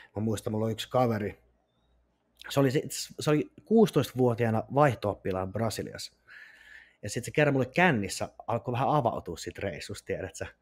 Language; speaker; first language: Finnish; native; Finnish